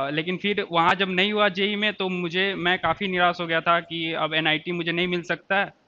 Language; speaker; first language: Hindi; native; Hindi